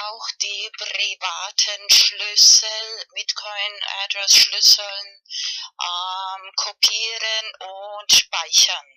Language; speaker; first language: German; non-native, fluent; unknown